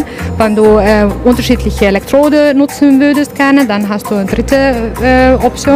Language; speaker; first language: German; non-native, learner; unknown